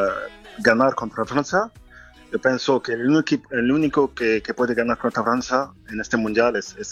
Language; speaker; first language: Spanish; non-native, fluent; French